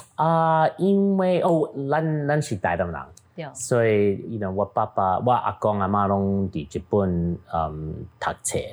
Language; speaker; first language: Chinese; non-native, fluent; Min Nan Chinese